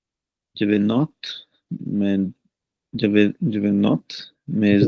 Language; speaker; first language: French; non-native, learner; Punjabi